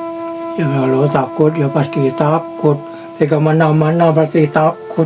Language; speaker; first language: Indonesian; non-native, local second language; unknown